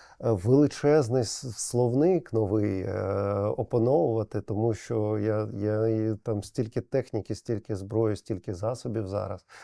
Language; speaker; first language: Ukrainian; non-native, local second language; Russian